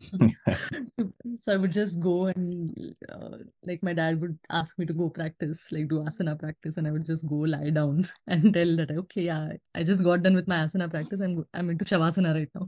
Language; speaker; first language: English; non-native, local second language; Hindi